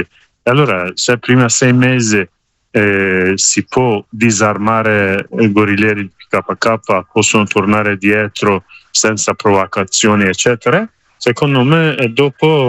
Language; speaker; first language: Italian; non-native, learner; Kurdish